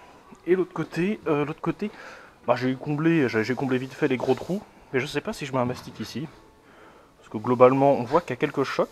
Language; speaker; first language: French; native; French